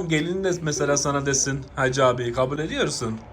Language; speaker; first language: Turkish; native; Turkish